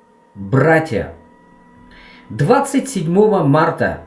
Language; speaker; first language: Russian; non-native, local second language; Tajik